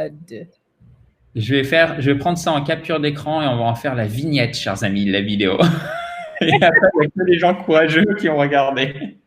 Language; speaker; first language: French; native; French